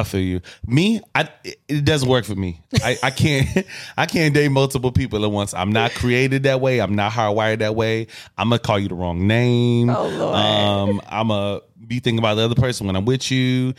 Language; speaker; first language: English; native; English